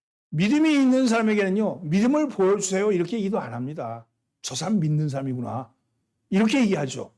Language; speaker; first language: Korean; native; Korean